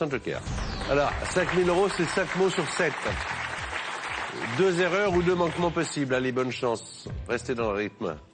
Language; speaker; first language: French; native; French